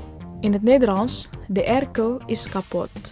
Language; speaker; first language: Dutch; non-native, learner; Indonesian